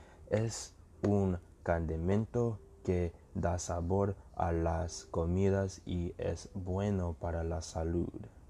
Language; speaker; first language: Spanish; non-native, learner; English